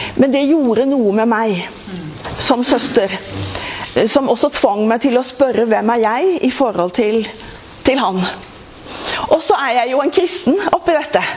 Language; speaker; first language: Norwegian; native; Norwegian